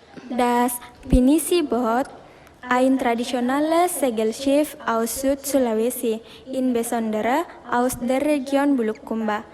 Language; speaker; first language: German; non-native, learner; Indonesian